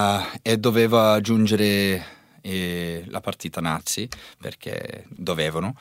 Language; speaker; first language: Italian; non-native, learner; English